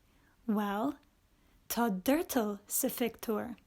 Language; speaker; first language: Irish; non-native, local second language; English